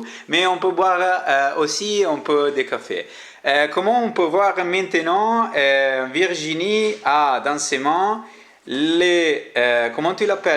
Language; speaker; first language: French; non-native, learner; Italian